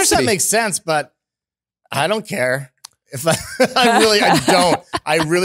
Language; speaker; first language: English; native; English